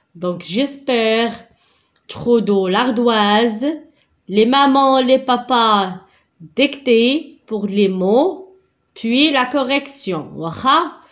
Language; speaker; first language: French; non-native, local second language; Arabic